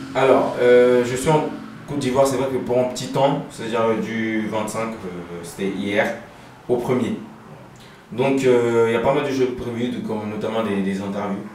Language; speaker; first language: French; early bilingual, other home language; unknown